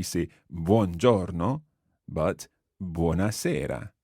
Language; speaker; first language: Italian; non-native, fluent; English